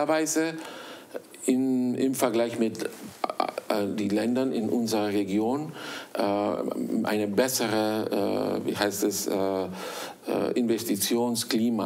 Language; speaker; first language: German; early bilingual, heritage; German